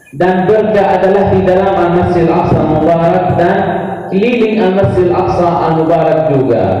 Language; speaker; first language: Indonesian; non-native, learner; Arabic